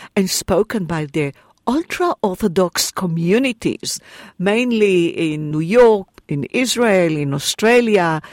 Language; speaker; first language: English; non-native, fluent; Hebrew